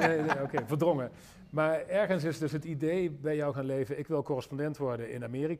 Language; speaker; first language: Dutch; native; Dutch